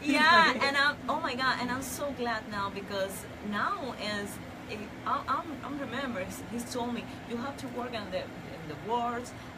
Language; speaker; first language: English; non-native, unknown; Spanish